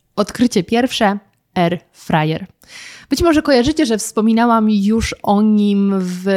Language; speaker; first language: Polish; native; Polish